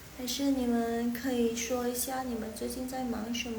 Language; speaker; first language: Chinese; non-native, fluent; Indonesian